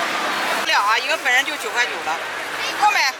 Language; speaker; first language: Chinese; native; Chinese